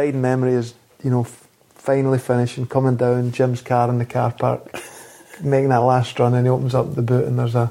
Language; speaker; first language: English; native; English